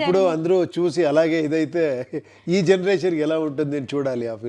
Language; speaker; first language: Telugu; non-native, local second language; Kannada